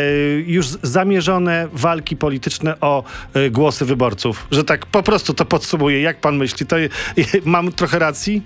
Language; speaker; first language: Polish; native; Polish